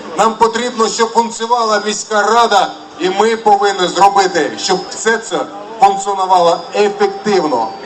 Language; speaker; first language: Ukrainian; non-native, local second language; Russian